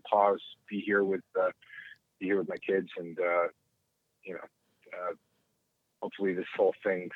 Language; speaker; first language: English; native; English